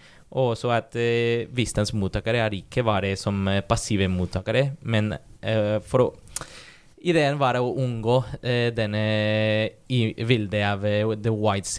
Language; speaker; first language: Norwegian; non-native, fluent; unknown